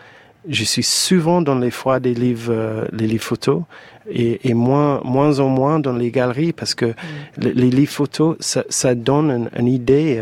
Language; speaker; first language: French; non-native, fluent; English